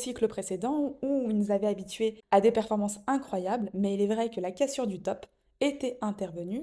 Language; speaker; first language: French; native; French